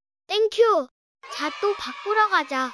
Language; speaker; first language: Korean; native; Korean